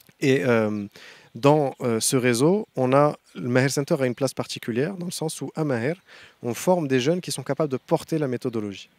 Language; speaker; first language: French; non-native, local second language; Arabic